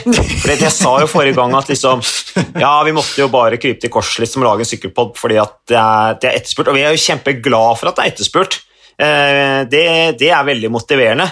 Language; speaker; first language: Norwegian; native; Norwegian